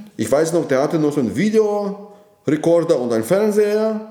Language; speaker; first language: German; non-native, fluent; Russian